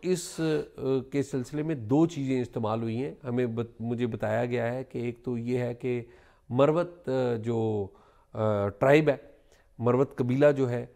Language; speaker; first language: Urdu; native; Urdu